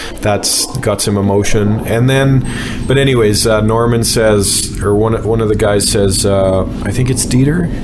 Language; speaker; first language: English; native; English